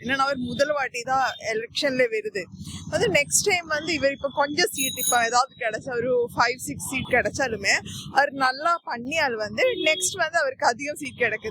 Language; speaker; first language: Tamil; non-native, local second language; Malayalam